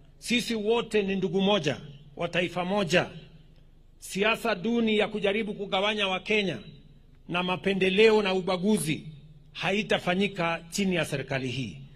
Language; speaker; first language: Swahili; non-native, local second language; Kalenjin